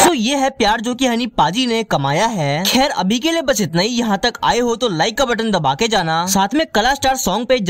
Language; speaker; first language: Hindi; native; Hindi